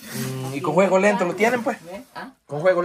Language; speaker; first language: Spanish; native; Spanish